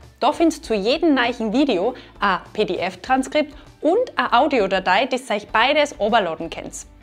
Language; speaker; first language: German; native; German